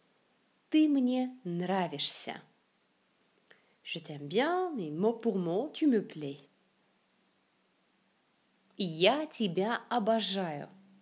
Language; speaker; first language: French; non-native, fluent; Russian